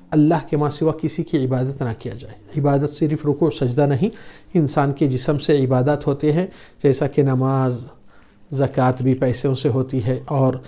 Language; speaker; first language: Urdu; non-native, fluent; Arabic